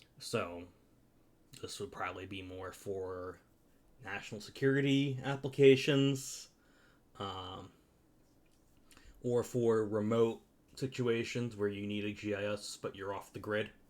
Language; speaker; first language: English; native; English